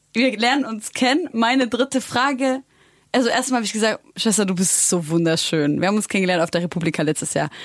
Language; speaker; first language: German; early bilingual, other home language; Arabic